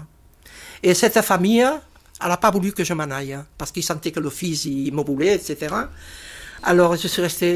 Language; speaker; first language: French; non-native, fluent; Catalan